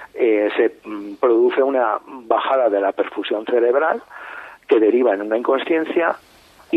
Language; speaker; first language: Spanish; native; Spanish